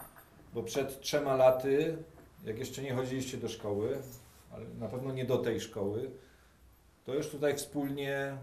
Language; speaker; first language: Polish; native; Polish